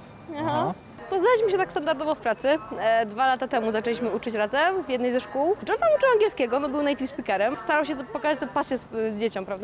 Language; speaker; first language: Polish; native; Polish